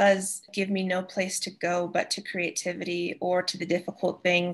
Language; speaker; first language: English; native; English